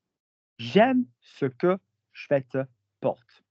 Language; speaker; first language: French; non-native, fluent; English